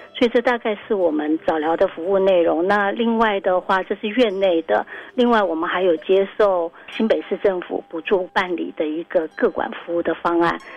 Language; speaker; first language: Chinese; native; Chinese